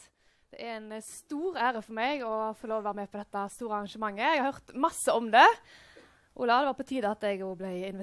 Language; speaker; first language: Norwegian; native; Norwegian